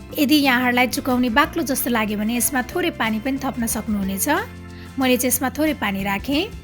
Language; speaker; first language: Nepali; native; Nepali